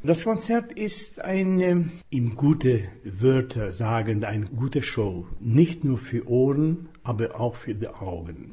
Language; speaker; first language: German; non-native, fluent; Slovak